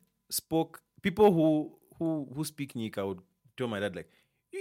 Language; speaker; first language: English; native; English